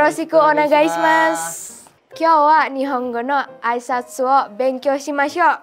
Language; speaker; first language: Japanese; non-native, learner; Indonesian